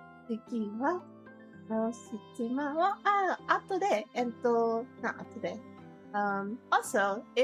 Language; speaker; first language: Japanese; non-native, learner; English